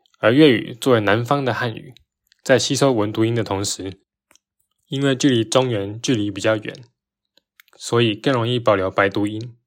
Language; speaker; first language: Chinese; native; Chinese